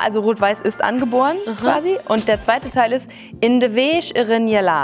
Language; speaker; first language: German; native; German